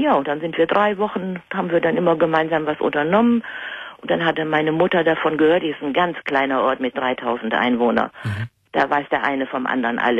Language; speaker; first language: German; native; German